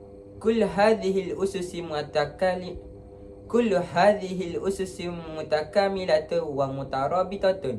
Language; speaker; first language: Arabic; non-native, learner; Malay